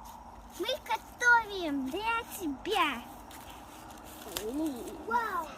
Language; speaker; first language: Russian; early bilingual, heritage; Russian